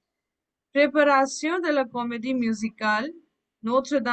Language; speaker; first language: French; non-native, fluent; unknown